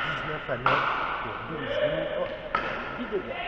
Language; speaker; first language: French; native; French